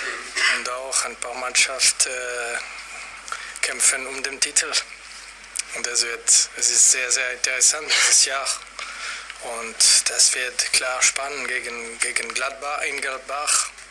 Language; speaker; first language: German; non-native, fluent; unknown